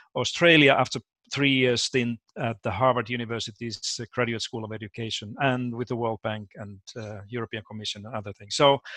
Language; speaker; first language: English; non-native, fluent; Finnish